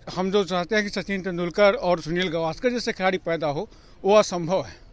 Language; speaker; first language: Hindi; native; Hindi